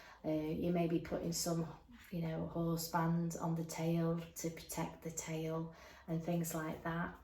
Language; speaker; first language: English; native; English